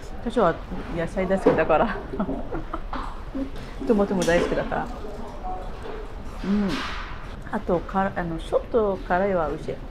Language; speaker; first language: Japanese; non-native, learner; Arabic